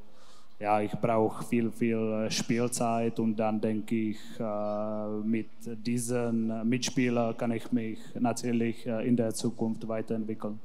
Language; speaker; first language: German; non-native, learner; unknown